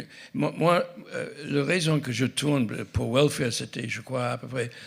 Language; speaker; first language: French; non-native, fluent; English